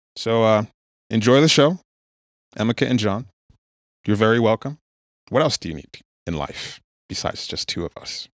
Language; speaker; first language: English; non-native, local second language; Igbo